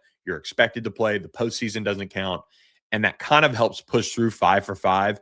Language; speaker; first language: English; native; English